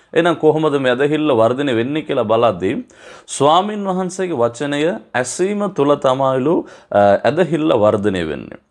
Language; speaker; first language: Sinhala; non-native, local second language; Tamil